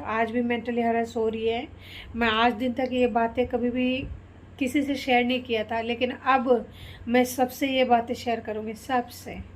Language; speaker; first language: Hindi; non-native, local second language; Bangla